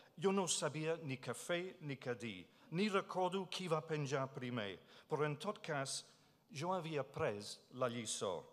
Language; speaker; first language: Catalan; non-native, fluent; English